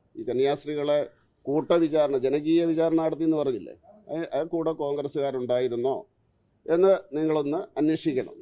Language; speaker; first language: Malayalam; native; Malayalam